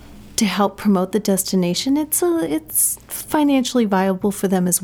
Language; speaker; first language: English; native; English